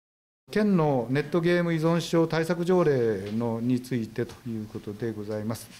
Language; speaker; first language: Japanese; native; Japanese